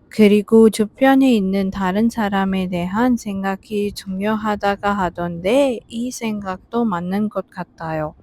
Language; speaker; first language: Korean; non-native, fluent; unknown